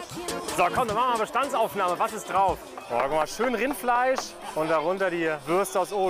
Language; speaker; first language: German; native; German